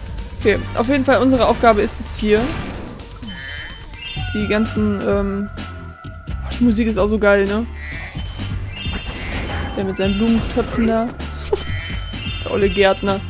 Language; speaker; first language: German; native; German